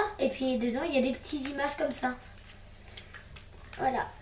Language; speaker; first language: French; native; French